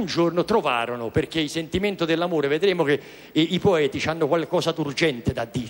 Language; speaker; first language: Italian; native; Italian